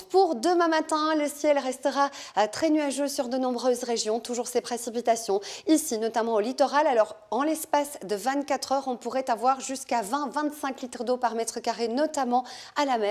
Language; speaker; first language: French; native; French